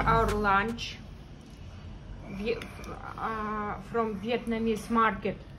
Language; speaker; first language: English; non-native, learner; Russian